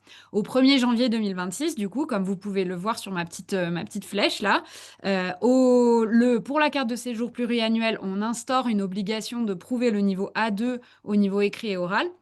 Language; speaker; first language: French; native; French